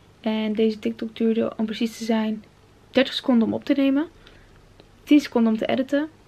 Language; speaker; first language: Dutch; early bilingual, other home language; Arabic